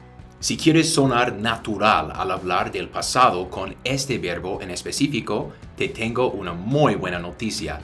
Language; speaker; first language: Spanish; non-native, fluent; English